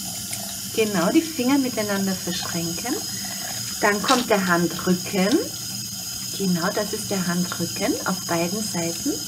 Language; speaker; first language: German; native; German